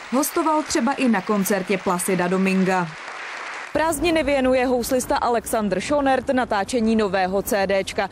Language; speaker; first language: Czech; native; Czech